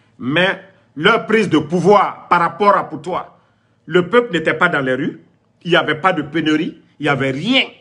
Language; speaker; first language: French; non-native, local second language; Mandingo